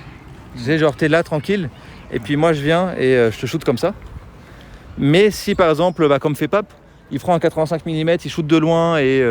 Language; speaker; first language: French; native; French